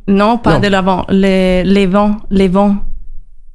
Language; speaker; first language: French; non-native, learner; Italian